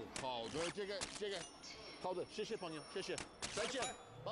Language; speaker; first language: Chinese; non-native, learner; English